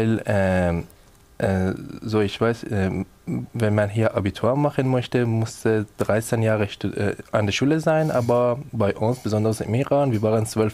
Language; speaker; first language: German; non-native, learner; Persian